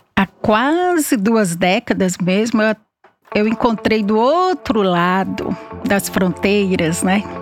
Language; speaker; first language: Portuguese; native; Portuguese